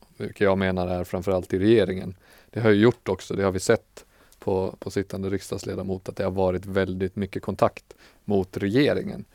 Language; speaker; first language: Swedish; native; Swedish